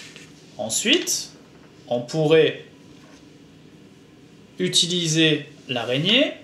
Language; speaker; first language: French; native; French